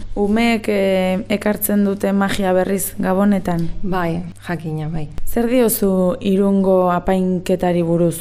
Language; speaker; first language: Basque; non-native, local second language; Spanish